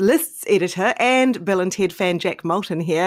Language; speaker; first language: English; native; English